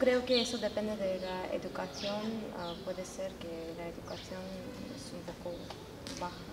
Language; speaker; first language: Spanish; non-native, fluent; Armenian